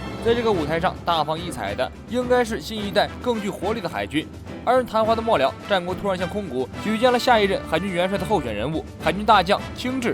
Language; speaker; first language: Chinese; native; Chinese